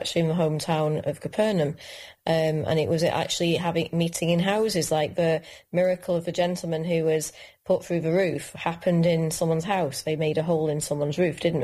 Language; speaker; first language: English; native; English